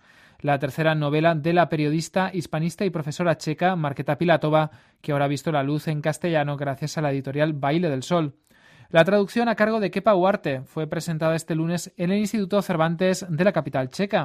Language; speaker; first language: Spanish; native; Spanish